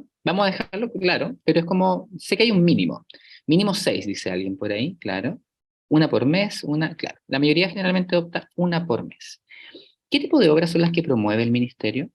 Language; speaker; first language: Spanish; native; Spanish